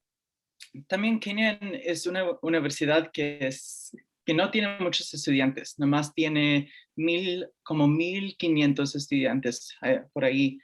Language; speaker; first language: Spanish; early bilingual, heritage; Spanish